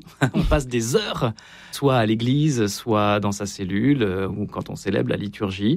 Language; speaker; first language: French; native; French